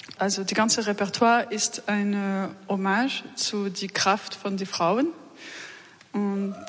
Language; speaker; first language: German; non-native, learner; French